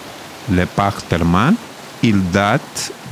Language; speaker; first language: French; non-native, learner; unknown